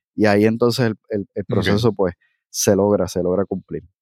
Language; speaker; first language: Spanish; native; Spanish